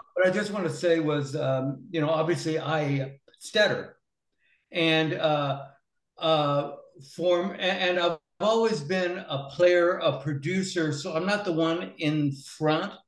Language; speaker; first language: English; native; English